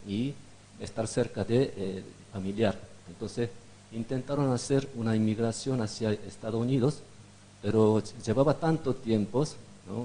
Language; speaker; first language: Spanish; non-native, fluent; Korean